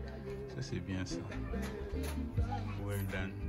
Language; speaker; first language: French; non-native, local second language; Lingala